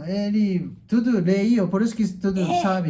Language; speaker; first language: Portuguese; non-native, learner; Japanese